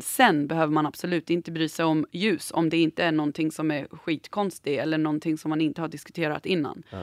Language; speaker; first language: Swedish; non-native, fluent; English